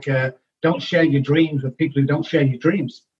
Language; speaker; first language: English; native; English